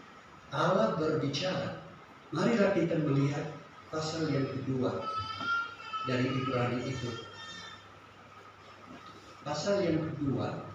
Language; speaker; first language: Indonesian; non-native, fluent; English